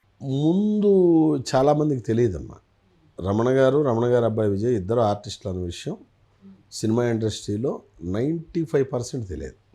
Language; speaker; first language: Telugu; native; Telugu